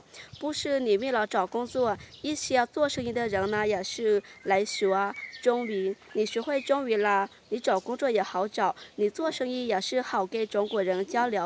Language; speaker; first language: Chinese; non-native, fluent; Lao